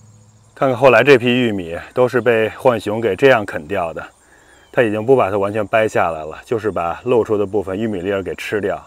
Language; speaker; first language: Chinese; native; Chinese